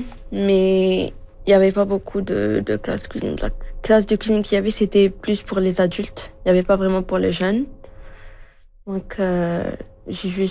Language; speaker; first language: French; non-native, local second language; Arabic